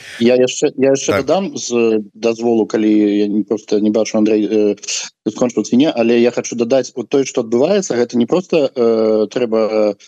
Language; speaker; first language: Belarusian; non-native, local second language; Russian